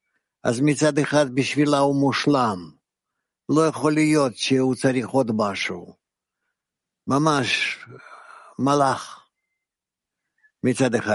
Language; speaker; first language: Hebrew; non-native, fluent; Russian